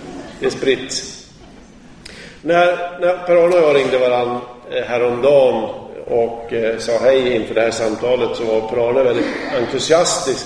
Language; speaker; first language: Swedish; native; Swedish